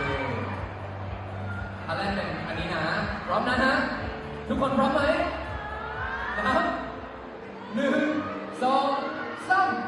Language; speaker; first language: Thai; native; Thai